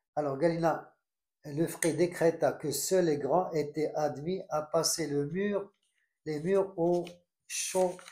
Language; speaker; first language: French; non-native, local second language; Arabic